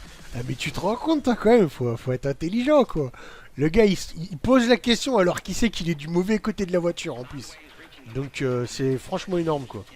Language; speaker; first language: French; native; French